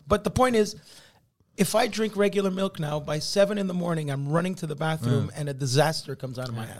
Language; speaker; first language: English; native; English